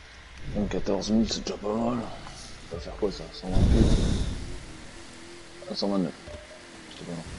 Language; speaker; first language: French; native; French